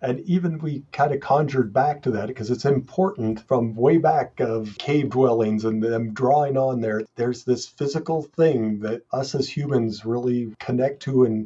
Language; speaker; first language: English; native; English